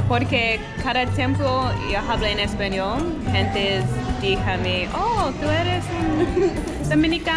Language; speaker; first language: Spanish; non-native, learner; English